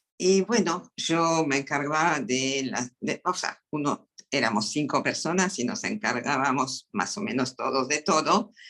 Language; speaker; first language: Spanish; non-native, fluent; French